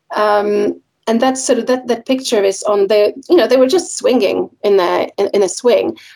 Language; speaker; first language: English; non-native, fluent; Polish